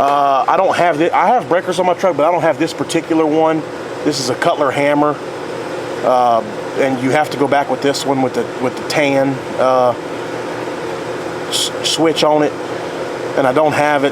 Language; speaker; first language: English; native; English